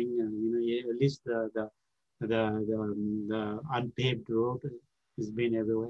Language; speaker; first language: English; non-native, local second language; Gurung